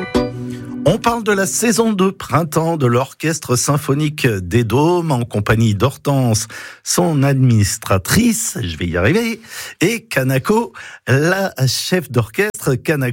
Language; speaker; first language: French; native; French